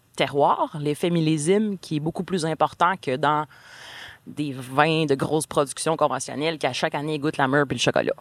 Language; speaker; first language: French; native; French